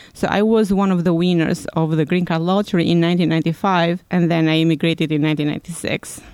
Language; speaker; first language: English; non-native, fluent; Albanian